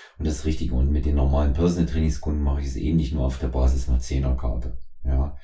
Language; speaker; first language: German; native; German